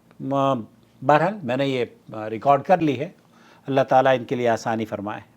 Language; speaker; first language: Urdu; native; Urdu